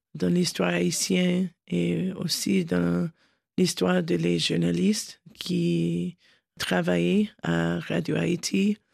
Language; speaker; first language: French; non-native, learner; English